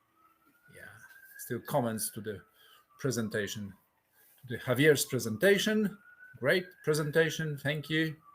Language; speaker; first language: English; non-native, fluent; Polish